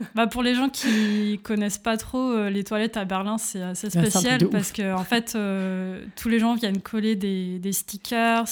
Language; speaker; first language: French; native; French